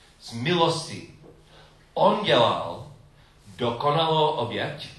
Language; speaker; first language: Czech; non-native, learner; English